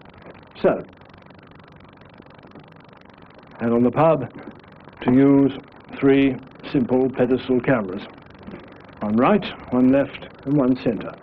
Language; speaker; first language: English; native; English